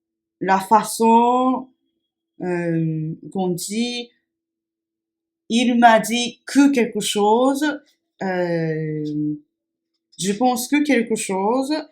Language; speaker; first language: French; non-native, fluent; Japanese